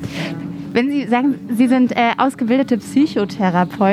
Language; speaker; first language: German; native; German